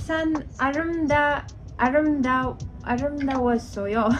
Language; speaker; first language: Korean; non-native, learner; Russian